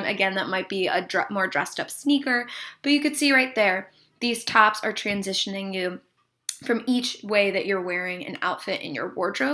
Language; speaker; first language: English; native; English